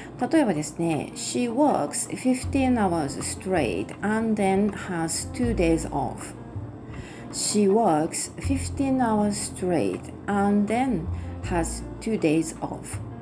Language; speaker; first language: English; non-native, fluent; Japanese